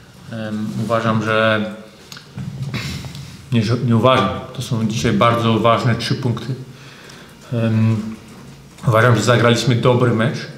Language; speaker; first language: Polish; early bilingual, heritage; German